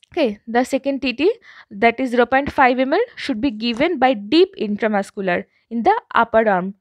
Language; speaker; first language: English; non-native, local second language; Bangla